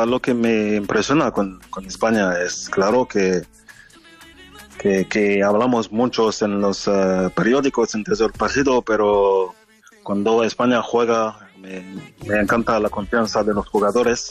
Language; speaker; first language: Spanish; non-native, fluent; French